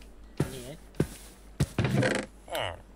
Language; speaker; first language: Russian; non-native, learner; English